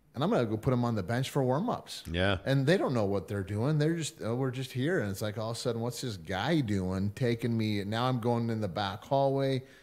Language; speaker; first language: English; native; English